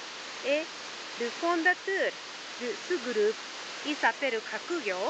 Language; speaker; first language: French; non-native, learner; Japanese